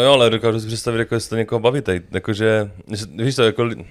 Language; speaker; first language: Czech; native; Czech